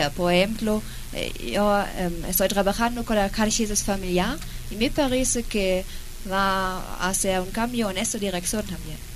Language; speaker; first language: Spanish; non-native, fluent; German